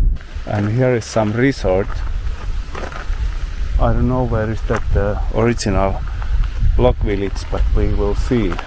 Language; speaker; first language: English; non-native, learner; Finnish